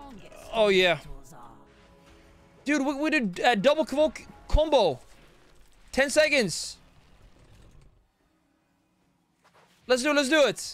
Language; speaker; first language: English; non-native, fluent; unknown